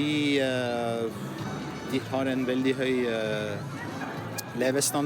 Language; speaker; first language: Norwegian; non-native, fluent; French